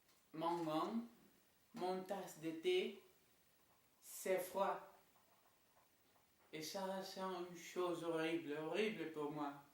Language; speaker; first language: French; non-native, learner; Portuguese